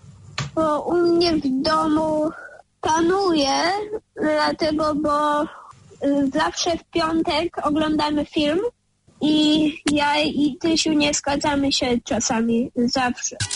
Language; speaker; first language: Polish; early bilingual, heritage; Polish